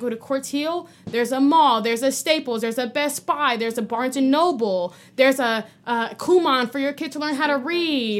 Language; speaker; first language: English; native; English